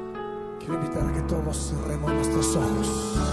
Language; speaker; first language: Spanish; native; Spanish